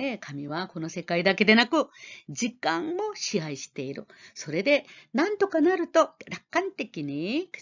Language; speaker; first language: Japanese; non-native, fluent; Korean